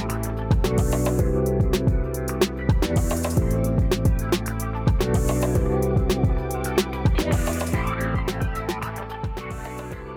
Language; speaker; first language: English; early bilingual, other home language; Chinese